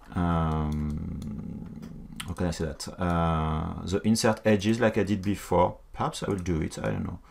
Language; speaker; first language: English; non-native, fluent; French